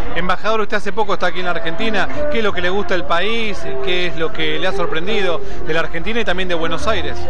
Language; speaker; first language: Spanish; native; Spanish